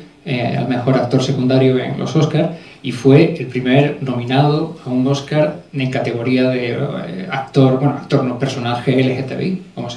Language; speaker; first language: Spanish; native; Spanish